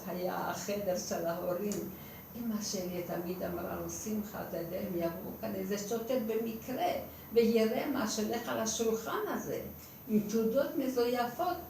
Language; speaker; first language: Hebrew; non-native, fluent; Hungarian